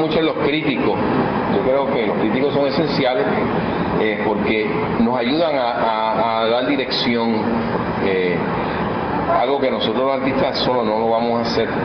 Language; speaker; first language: Spanish; native; Spanish